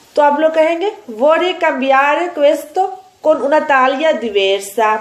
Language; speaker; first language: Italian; non-native, fluent; Urdu